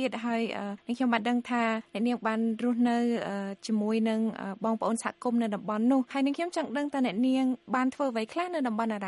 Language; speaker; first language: Khmer; native; Khmer